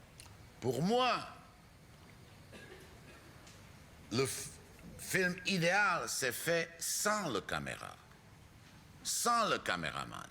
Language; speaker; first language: French; non-native, fluent; Czech